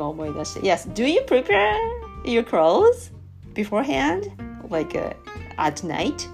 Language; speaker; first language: English; non-native, learner; Japanese